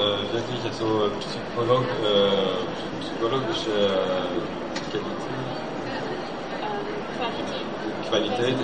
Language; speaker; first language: German; non-native, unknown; French